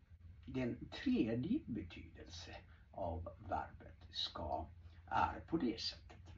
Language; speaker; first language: Swedish; non-native, fluent; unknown